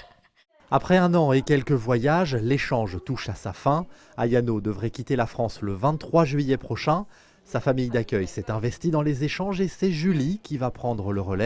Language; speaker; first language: French; native; French